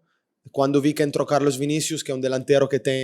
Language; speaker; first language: Portuguese; non-native, fluent; Italian